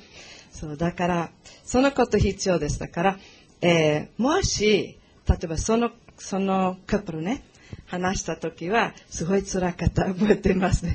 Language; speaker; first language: Japanese; non-native, learner; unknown